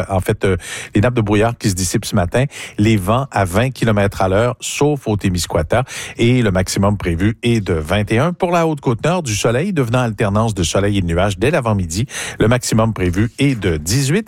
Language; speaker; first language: French; native; French